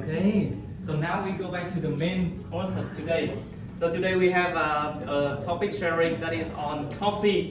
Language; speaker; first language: English; non-native, learner; Vietnamese